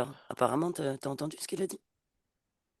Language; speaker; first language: French; native; French